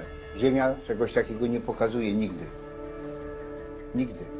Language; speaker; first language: Polish; native; Polish